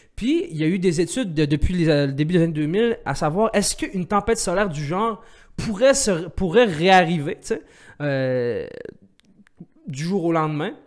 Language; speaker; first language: French; non-native, local second language; Arabic